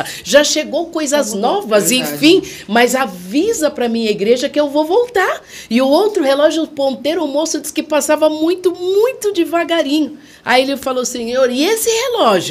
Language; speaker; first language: Portuguese; native; Portuguese